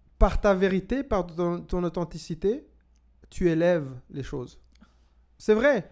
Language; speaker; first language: French; non-native, local second language; Kinyarwanda